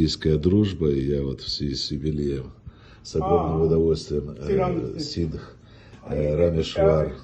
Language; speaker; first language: Russian; native; Russian